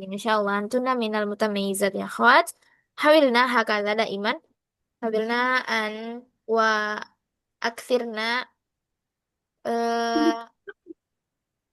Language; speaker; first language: Arabic; non-native, fluent; Indonesian